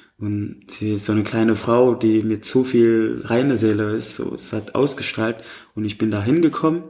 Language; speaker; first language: German; non-native, fluent; Indonesian